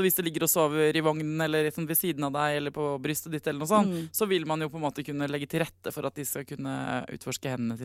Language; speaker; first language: Norwegian; native; Norwegian